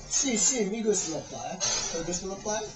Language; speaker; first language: Spanish; non-native, learner; English